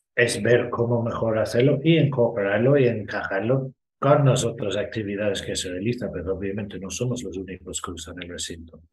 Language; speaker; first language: Spanish; non-native, fluent; English